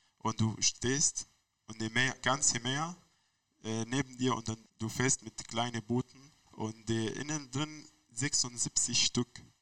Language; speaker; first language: German; non-native, learner; Arabic